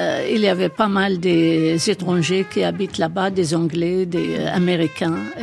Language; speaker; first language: French; non-native, fluent; Arabic